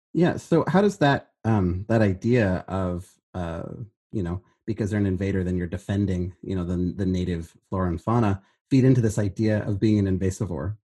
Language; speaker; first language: English; native; English